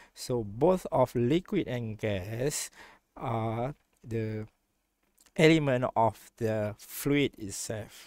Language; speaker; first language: English; non-native, local second language; Malay